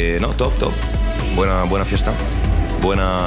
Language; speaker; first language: Spanish; non-native, learner; French